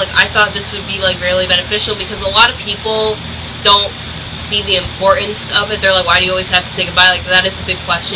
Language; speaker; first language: English; native; English